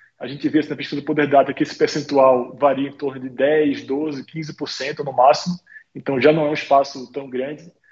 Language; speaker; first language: Portuguese; native; Portuguese